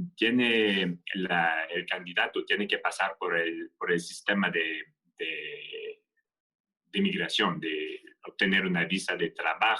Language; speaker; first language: Spanish; non-native, fluent; French